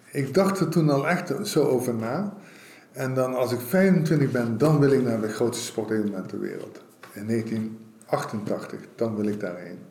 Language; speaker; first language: Dutch; native; Dutch